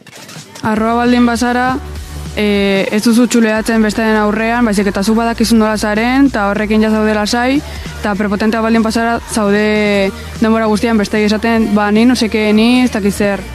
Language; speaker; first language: Basque; non-native, local second language; Spanish